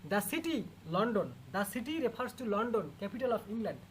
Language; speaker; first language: English; non-native, local second language; Bangla